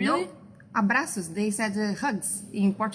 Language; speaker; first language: English; non-native, fluent; Portuguese